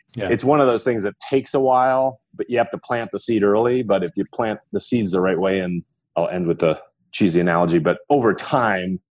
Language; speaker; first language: English; native; English